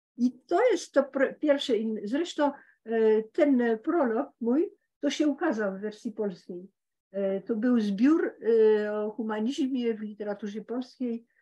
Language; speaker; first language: Polish; early bilingual, heritage; Polish